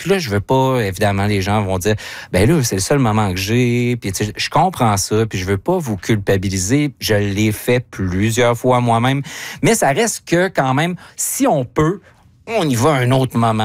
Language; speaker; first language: French; native; French